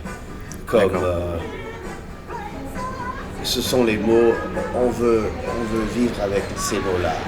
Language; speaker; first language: French; early bilingual, heritage; English